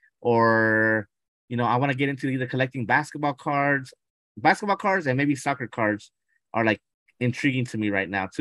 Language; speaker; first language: English; early bilingual, other home language; Spanish